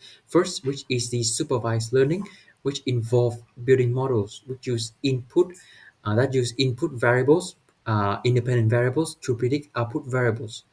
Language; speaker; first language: English; non-native, learner; Vietnamese